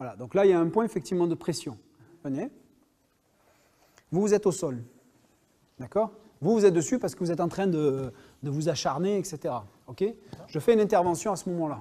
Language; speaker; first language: French; native; French